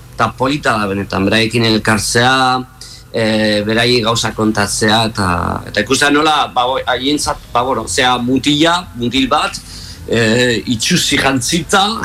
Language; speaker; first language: Basque; non-native, local second language; Spanish